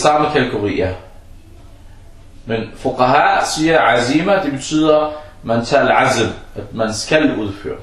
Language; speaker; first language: Danish; non-native, fluent; Arabic